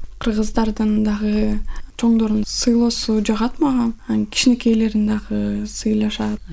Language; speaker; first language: Kyrgyz; non-native, local second language; Russian